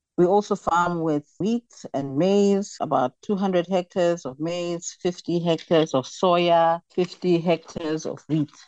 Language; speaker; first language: English; non-native, local second language; Xhosa